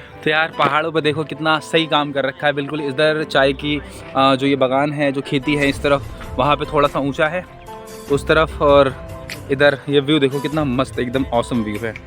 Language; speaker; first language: Hindi; native; Hindi